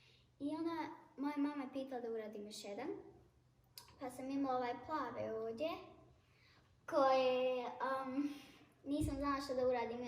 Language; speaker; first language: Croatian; early bilingual, heritage; Bosnian